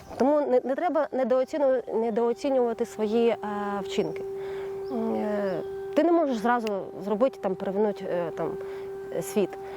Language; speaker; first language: Ukrainian; native; Ukrainian